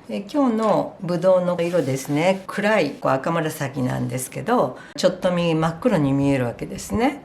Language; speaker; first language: Japanese; native; Japanese